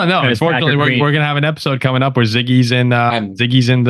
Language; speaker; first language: English; native; English